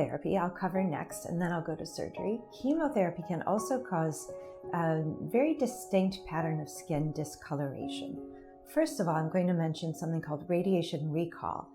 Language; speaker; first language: English; native; English